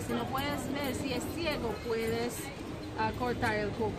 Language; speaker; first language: Spanish; non-native, fluent; English